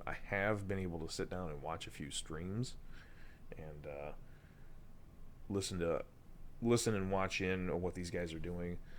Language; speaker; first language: English; native; English